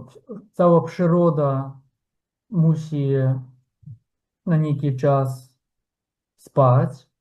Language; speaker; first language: Polish; non-native, fluent; Ukrainian